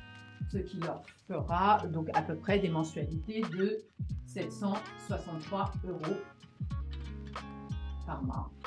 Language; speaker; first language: French; native; French